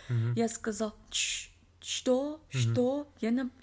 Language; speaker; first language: Russian; non-native, learner; English